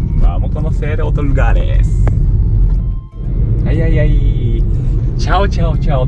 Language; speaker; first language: Spanish; non-native, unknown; Japanese